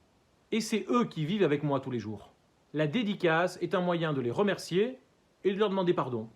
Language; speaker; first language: French; native; French